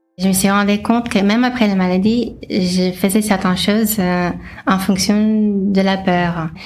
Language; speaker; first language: French; non-native, fluent; English